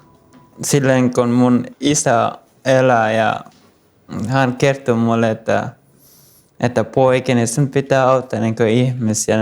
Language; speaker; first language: Finnish; non-native, learner; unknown